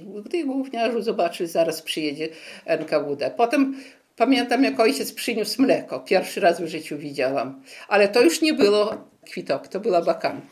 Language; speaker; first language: Polish; native; Polish